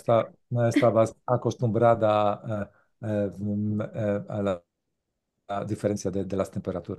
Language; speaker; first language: Spanish; non-native, learner; Polish